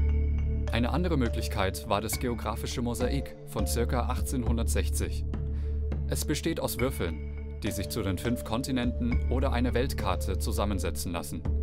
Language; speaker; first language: German; native; German